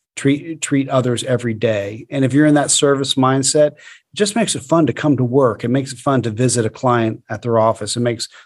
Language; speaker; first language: English; native; English